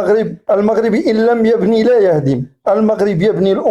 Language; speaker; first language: Arabic; native; Arabic